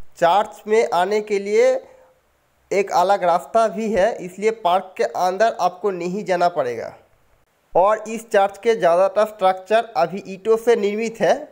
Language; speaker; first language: Hindi; non-native, local second language; Bangla